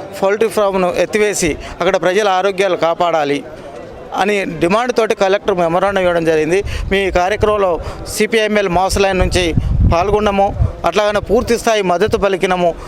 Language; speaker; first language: Telugu; native; Telugu